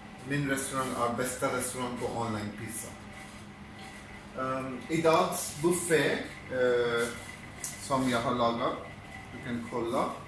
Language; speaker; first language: Swedish; non-native, local second language; Punjabi